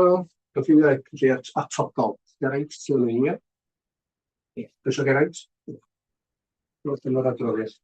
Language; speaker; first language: Welsh; native; Welsh